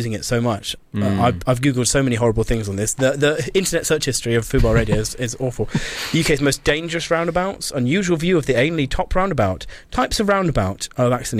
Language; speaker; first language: English; native; English